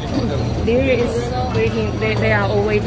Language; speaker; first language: English; non-native, learner; Chinese